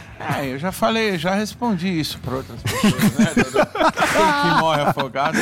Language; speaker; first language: Portuguese; native; Portuguese